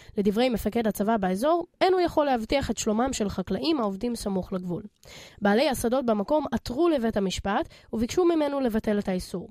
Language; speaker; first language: Hebrew; native; Hebrew